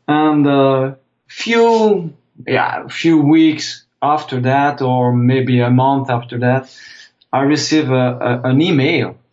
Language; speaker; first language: English; non-native, fluent; French